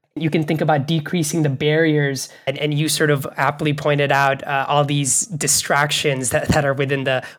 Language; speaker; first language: English; non-native, local second language; Bangla